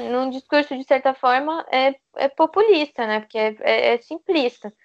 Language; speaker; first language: Portuguese; native; Portuguese